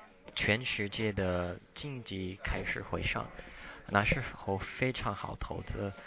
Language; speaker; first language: Chinese; non-native, fluent; English